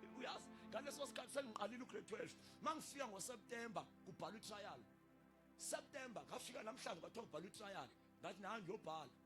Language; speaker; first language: Zulu; non-native, local second language; Xhosa